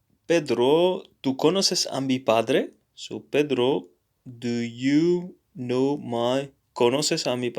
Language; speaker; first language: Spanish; non-native, learner; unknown